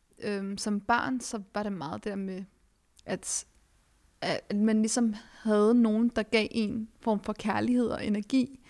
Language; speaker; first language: Danish; early bilingual, other home language; Arabic